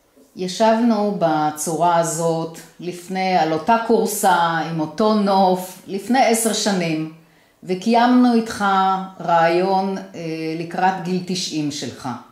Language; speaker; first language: Hebrew; native; Hebrew